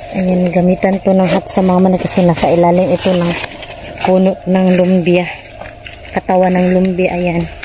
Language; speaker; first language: Filipino; non-native, local second language; Cebuano